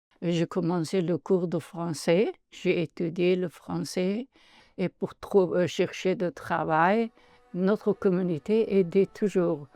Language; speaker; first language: French; non-native, learner; Persian